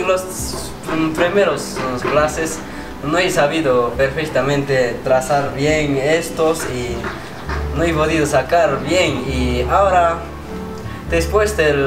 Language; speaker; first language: Spanish; non-native, local second language; Quechua